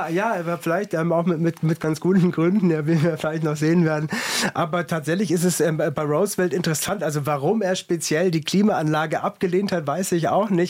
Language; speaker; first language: German; native; German